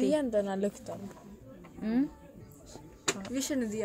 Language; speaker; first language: Swedish; early bilingual, other home language; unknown